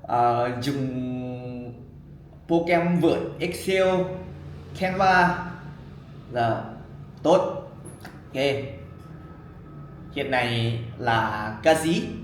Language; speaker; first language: Vietnamese; non-native, learner; Lao